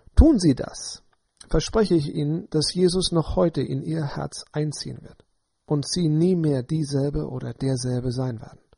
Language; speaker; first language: German; native; German